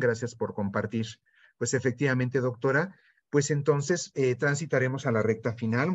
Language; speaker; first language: Spanish; native; Spanish